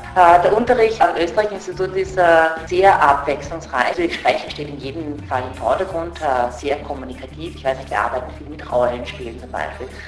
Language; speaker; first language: German; native; German